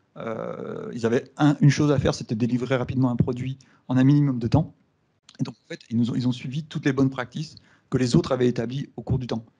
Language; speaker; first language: French; native; French